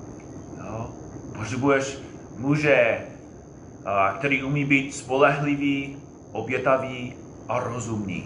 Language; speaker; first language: Czech; non-native, fluent; English